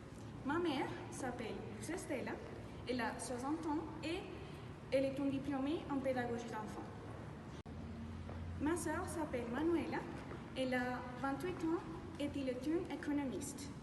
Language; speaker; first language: French; non-native, learner; Spanish